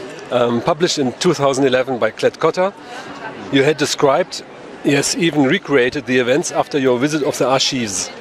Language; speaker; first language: English; non-native, fluent; German